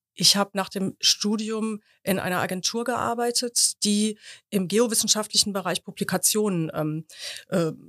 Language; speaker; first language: German; native; German